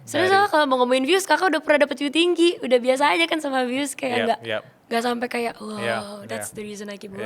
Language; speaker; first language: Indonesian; native; Indonesian